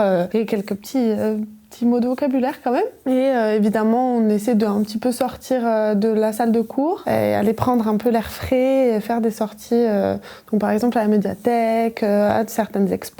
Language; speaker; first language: French; native; French